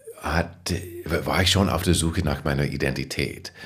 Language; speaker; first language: German; non-native, fluent; English